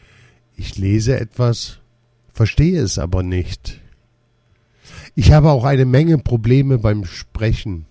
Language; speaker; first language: German; early bilingual, other home language; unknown